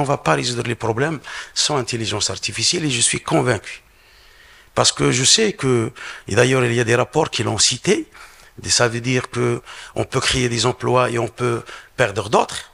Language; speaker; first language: French; non-native, local second language; Arabic